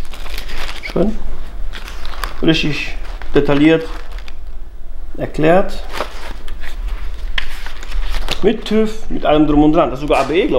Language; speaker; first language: German; native; German